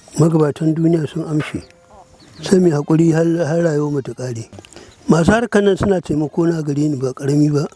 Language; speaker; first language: Hausa; non-native, local second language; Fula